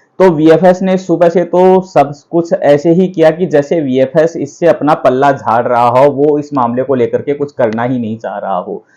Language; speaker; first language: Hindi; native; Hindi